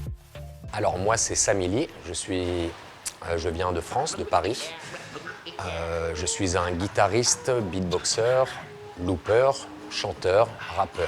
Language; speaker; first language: French; native; French